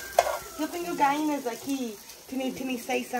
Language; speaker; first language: Spanish; non-native, learner; English